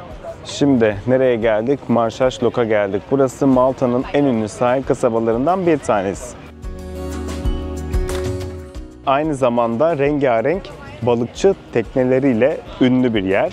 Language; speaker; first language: Turkish; native; Turkish